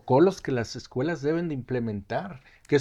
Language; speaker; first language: Spanish; native; Spanish